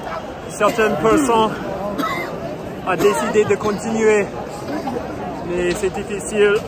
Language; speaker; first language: French; non-native, learner; English